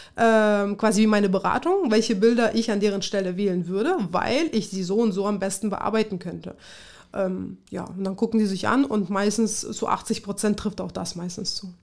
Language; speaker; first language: German; early bilingual, other home language; Russian